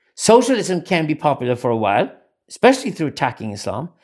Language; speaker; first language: English; non-native, fluent; Swedish